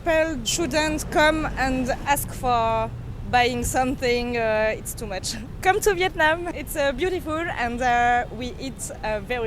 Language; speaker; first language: English; early bilingual, heritage; French